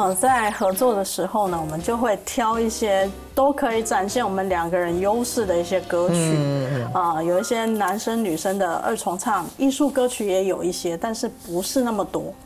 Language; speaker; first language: Chinese; native; Chinese